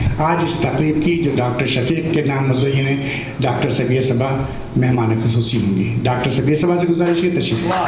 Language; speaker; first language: Urdu; native; Urdu